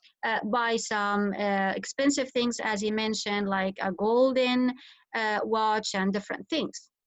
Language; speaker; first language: English; non-native, fluent; Arabic